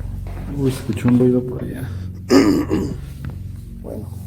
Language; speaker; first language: Spanish; native; Spanish